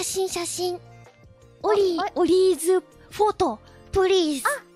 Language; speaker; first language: Japanese; native; Japanese